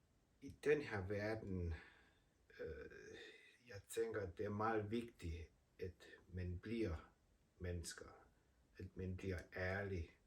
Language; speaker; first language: Danish; non-native, fluent; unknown